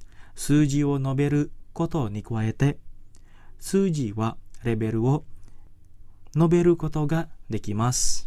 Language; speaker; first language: Japanese; non-native, fluent; Indonesian